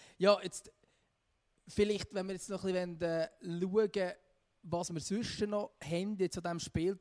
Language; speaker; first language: German; native; German